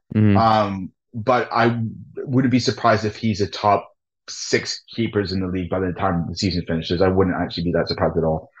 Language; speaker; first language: English; native; English